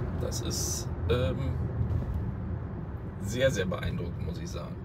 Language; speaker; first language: German; native; German